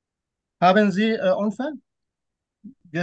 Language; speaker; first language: German; non-native, fluent; Turkish